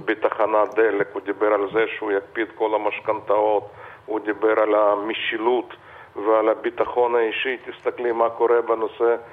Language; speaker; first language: Hebrew; non-native, fluent; Russian